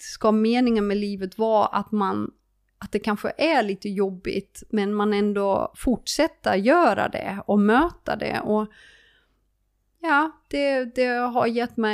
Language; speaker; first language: Swedish; non-native, fluent; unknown